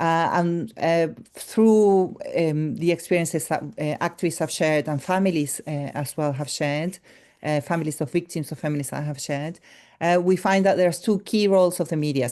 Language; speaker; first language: English; non-native, fluent; Spanish